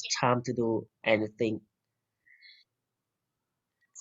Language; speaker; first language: English; non-native, fluent; Vietnamese